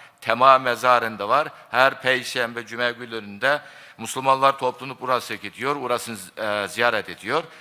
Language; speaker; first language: Turkish; non-native, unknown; Japanese